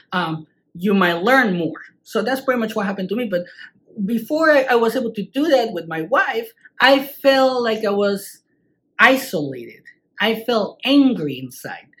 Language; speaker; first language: English; non-native, fluent; Spanish